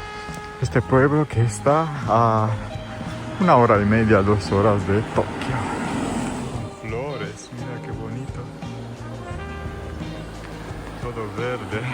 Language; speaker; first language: Spanish; non-native, fluent; Romanian